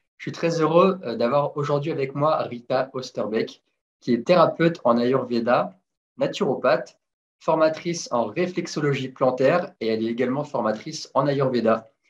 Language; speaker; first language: French; native; French